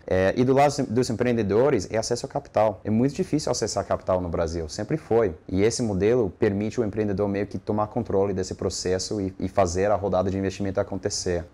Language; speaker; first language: Portuguese; non-native, fluent; English